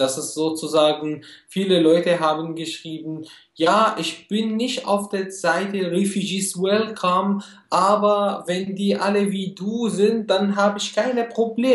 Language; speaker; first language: German; non-native, fluent; Arabic